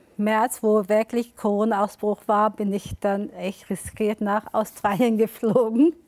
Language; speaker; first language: German; early bilingual, other home language; Turkish